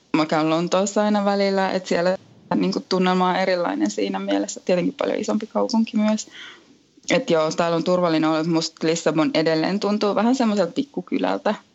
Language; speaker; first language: Finnish; native; Finnish